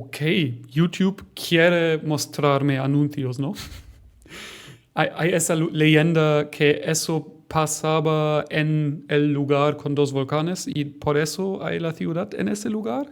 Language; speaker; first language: Spanish; non-native, fluent; German